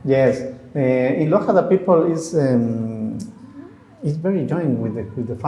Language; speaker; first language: English; non-native, learner; Spanish